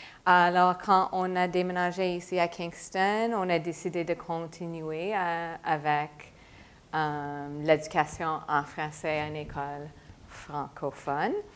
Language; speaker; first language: French; non-native, fluent; English